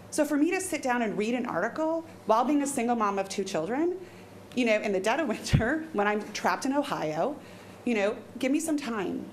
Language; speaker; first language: English; native; English